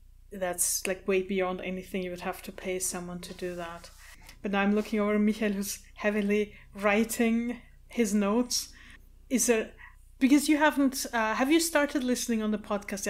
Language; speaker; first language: English; non-native, fluent; German